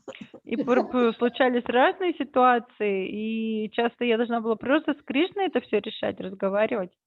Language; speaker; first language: Russian; native; Russian